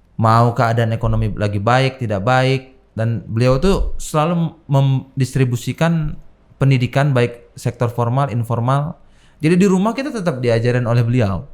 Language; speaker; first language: Indonesian; native; Indonesian